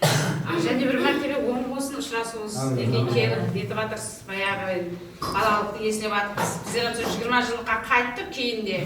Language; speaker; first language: Kazakh; native; Kazakh